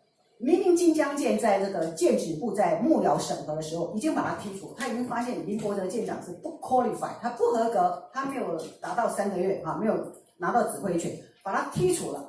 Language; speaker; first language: Chinese; native; Chinese